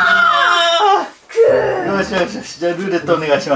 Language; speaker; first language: Japanese; native; Japanese